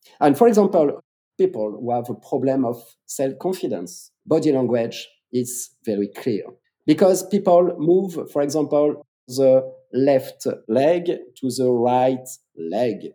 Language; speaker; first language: English; non-native, fluent; French